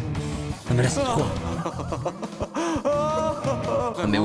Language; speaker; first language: French; native; French